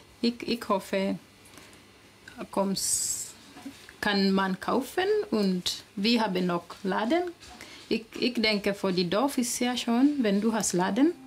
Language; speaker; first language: German; non-native, learner; Swahili